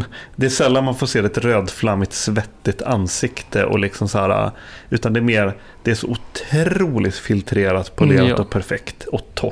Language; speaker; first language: Swedish; native; Swedish